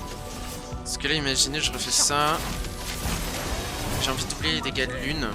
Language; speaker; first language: French; native; French